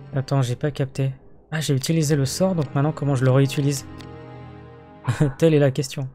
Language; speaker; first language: French; native; French